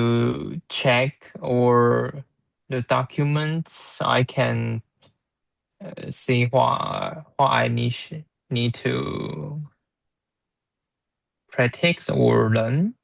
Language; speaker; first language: English; non-native, learner; Chinese